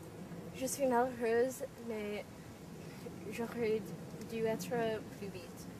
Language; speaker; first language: French; non-native, learner; English